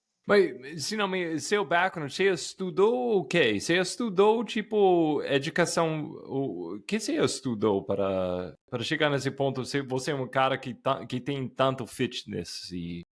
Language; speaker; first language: Portuguese; non-native, fluent; English